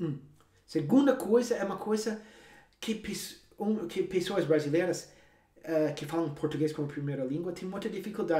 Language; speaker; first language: Portuguese; non-native, fluent; English